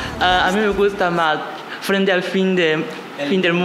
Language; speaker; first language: Spanish; non-native, fluent; Chinese